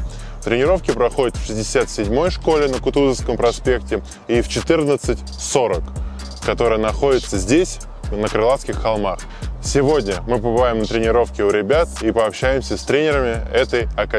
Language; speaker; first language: Russian; native; Russian